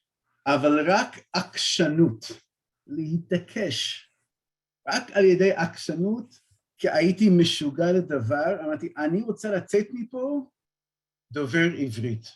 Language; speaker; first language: Hebrew; non-native, fluent; English